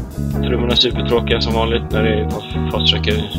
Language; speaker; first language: Swedish; native; Swedish